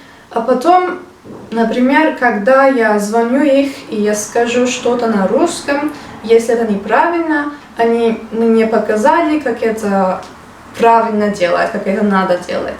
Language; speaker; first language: Russian; non-native, learner; Turkish